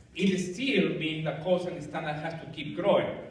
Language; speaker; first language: English; non-native, fluent; Spanish